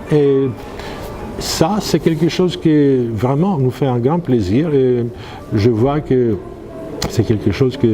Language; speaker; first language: French; non-native, fluent; Greek